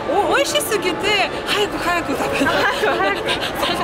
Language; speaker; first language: Japanese; non-native, learner; Russian